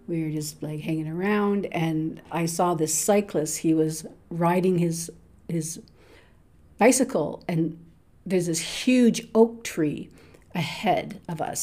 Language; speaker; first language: English; native; English